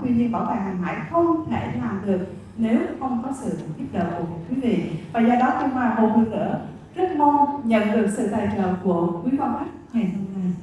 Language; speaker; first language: Vietnamese; native; Vietnamese